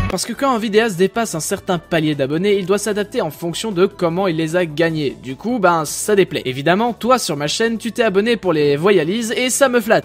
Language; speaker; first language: French; native; French